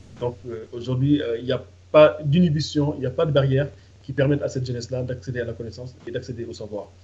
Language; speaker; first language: French; non-native, local second language; Fula